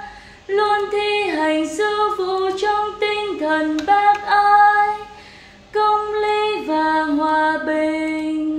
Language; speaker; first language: Vietnamese; native; Vietnamese